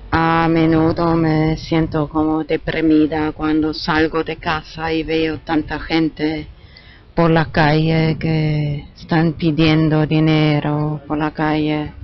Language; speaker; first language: Spanish; non-native, fluent; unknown